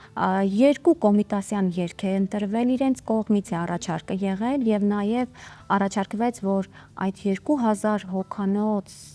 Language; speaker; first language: Armenian; native; Armenian